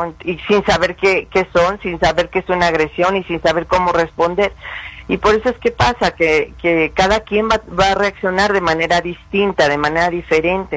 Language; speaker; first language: Spanish; native; Spanish